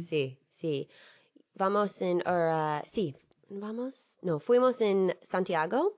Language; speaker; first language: Spanish; non-native, learner; English